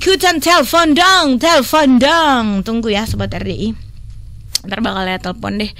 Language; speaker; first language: Indonesian; native; Indonesian